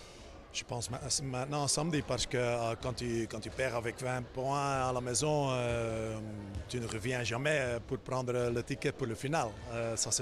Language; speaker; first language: French; non-native, fluent; Dutch